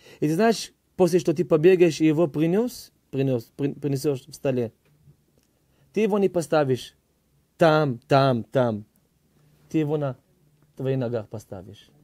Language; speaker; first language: Russian; early bilingual, heritage; Hebrew